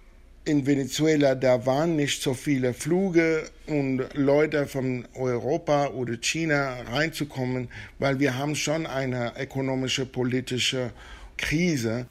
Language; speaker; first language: German; non-native, fluent; Spanish